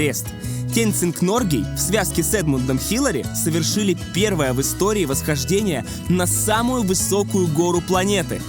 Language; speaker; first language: Russian; native; Russian